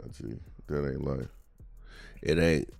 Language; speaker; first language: English; native; English